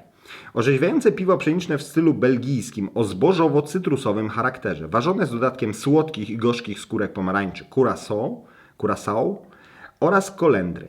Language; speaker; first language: Polish; native; Polish